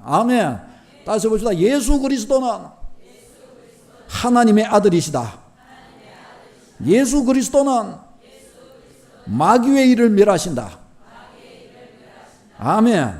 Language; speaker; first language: Korean; native; Korean